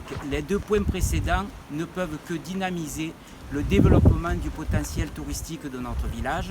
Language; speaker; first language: French; native; French